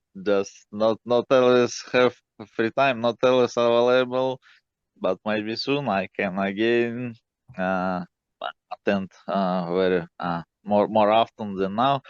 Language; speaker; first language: English; non-native, learner; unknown